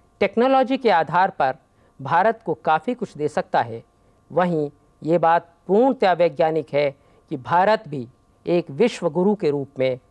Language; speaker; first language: Hindi; native; Hindi